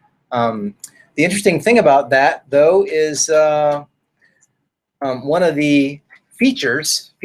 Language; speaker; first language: English; native; English